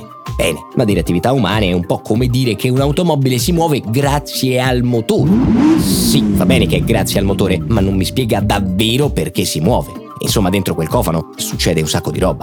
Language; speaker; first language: Italian; native; Italian